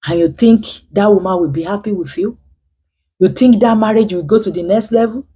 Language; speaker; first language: English; non-native, local second language; Yoruba